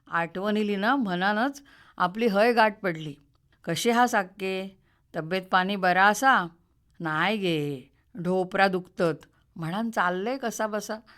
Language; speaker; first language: Marathi; native; Marathi